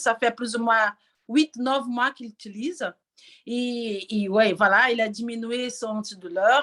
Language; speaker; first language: French; non-native, learner; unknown